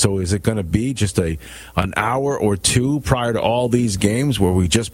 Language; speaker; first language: English; native; English